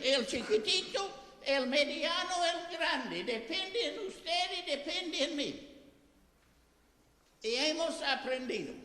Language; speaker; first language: Spanish; non-native, fluent; English